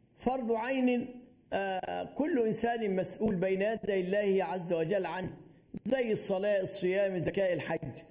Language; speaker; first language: Arabic; native; Arabic